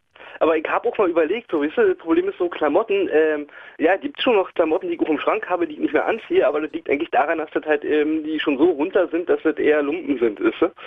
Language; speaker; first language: German; native; German